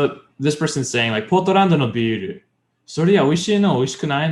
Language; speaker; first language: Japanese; non-native, learner; English